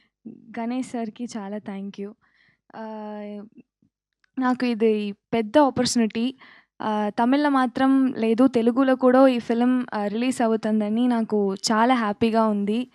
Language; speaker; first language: Telugu; non-native, local second language; Tamil